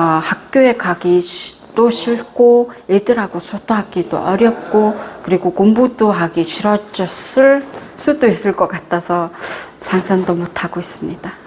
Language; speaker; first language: Korean; non-native, fluent; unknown